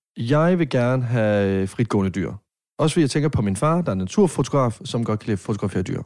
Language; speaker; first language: Danish; native; Danish